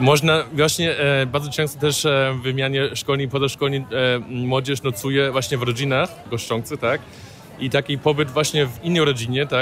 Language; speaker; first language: Polish; non-native, fluent; German